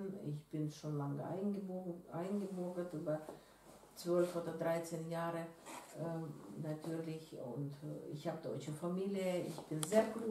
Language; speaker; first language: German; non-native, learner; Russian